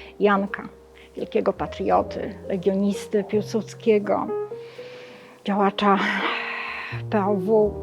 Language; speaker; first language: Polish; native; Polish